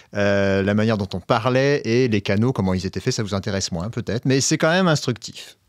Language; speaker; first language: French; native; French